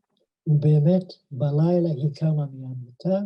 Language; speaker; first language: Hebrew; non-native, fluent; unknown